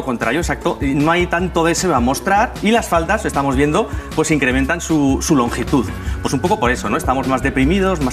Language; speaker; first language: Spanish; native; Spanish